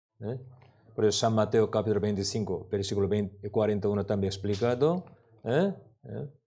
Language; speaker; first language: Spanish; non-native, learner; Korean